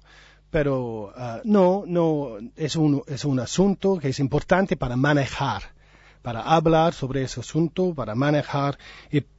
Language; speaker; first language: Spanish; non-native, learner; English